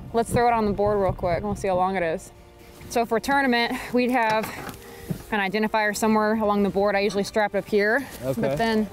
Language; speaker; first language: English; native; English